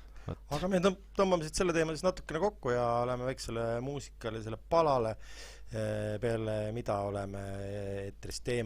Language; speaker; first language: Estonian; native; Estonian